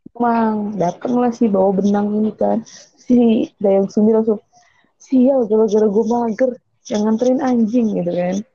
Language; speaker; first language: Indonesian; early bilingual, heritage; English